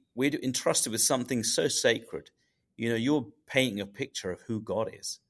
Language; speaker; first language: English; native; English